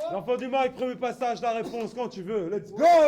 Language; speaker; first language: French; native; French